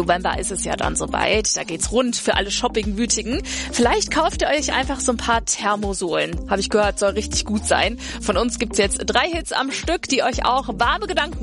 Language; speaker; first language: German; native; German